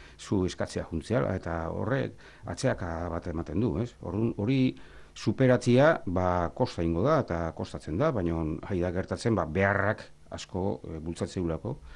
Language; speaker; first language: Basque; native; Basque